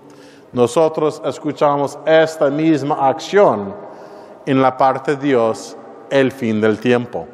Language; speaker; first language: Spanish; non-native, learner; English